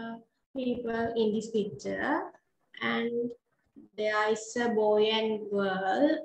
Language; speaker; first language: English; non-native, learner; Sinhala